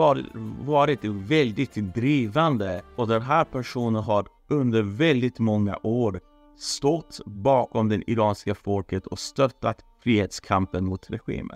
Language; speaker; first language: Swedish; non-native, fluent; Persian